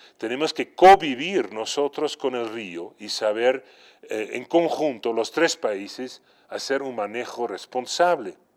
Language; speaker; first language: Spanish; non-native, fluent; Dutch